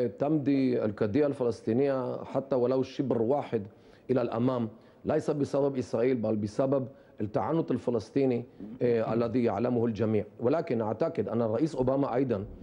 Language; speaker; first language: Arabic; non-native, fluent; Hebrew